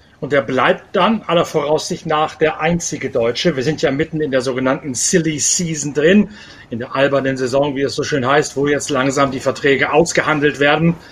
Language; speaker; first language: German; native; German